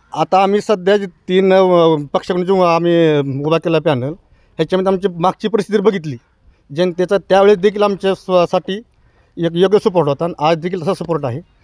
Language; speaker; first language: Marathi; native; Marathi